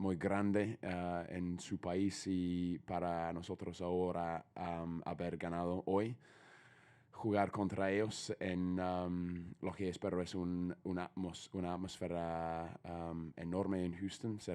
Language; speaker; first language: Spanish; non-native, fluent; English